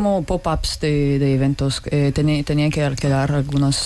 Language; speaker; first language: Spanish; non-native, learner; Russian